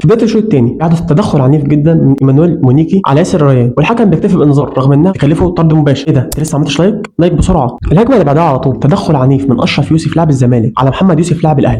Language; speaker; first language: Arabic; native; Arabic